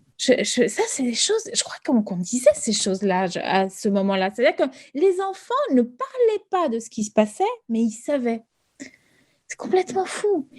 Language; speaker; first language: French; early bilingual, other home language; Spanish